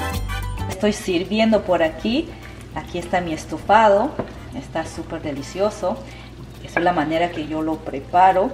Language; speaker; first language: Spanish; native; Spanish